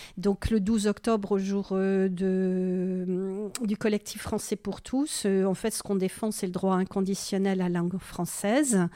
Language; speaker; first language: French; native; French